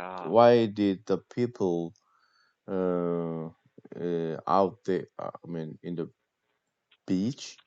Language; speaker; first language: English; non-native, learner; Korean